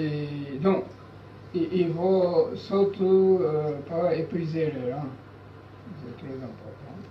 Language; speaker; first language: French; non-native, learner; Japanese